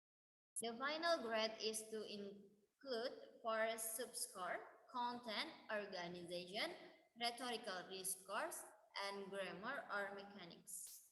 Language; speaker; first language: English; non-native, learner; Indonesian